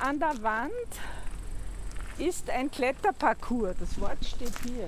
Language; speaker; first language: German; native; German